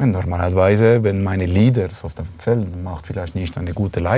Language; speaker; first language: German; non-native, fluent; Italian